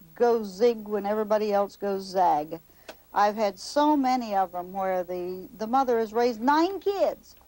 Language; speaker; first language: English; native; English